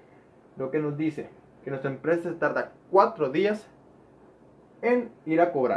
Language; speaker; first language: Spanish; native; Spanish